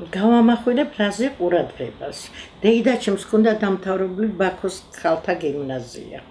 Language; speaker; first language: Georgian; native; Georgian